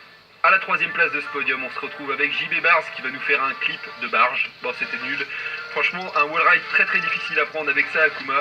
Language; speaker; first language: French; native; French